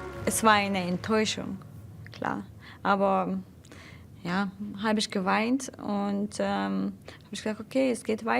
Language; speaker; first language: German; non-native, fluent; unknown